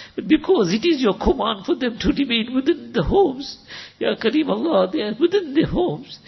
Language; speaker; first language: English; native; English